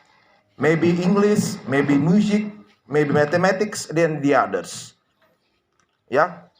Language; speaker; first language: English; non-native, learner; Indonesian